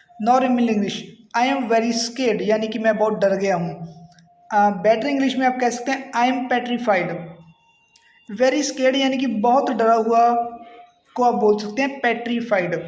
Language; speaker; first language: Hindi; non-native, local second language; Punjabi